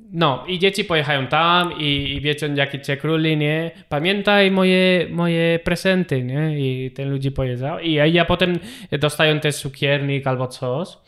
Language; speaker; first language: Polish; non-native, learner; Spanish